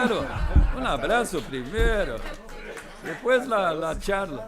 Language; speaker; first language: Spanish; non-native, learner; Portuguese